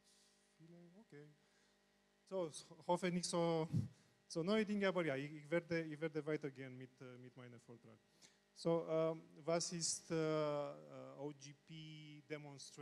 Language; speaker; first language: German; non-native, learner; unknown